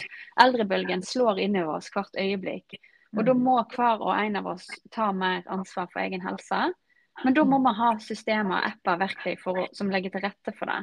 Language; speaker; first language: Norwegian; native; Norwegian